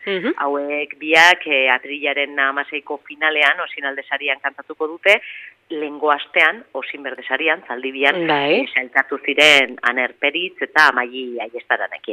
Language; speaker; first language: Basque; native; Basque